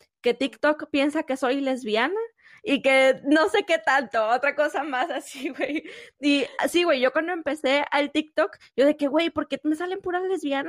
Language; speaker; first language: Spanish; native; Spanish